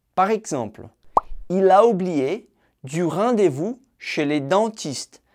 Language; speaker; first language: French; non-native, fluent; Portuguese